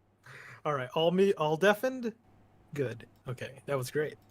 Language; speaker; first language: English; native; English